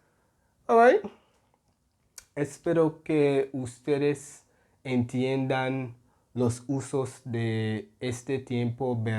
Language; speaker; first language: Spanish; non-native, fluent; English